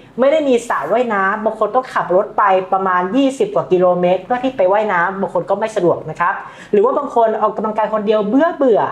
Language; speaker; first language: Thai; native; Thai